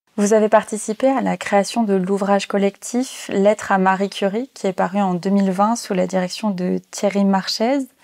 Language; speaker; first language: French; native; French